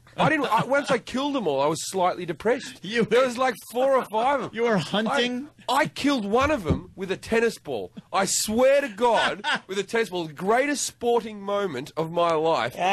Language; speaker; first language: English; native; English